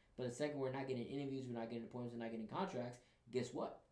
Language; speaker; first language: English; native; English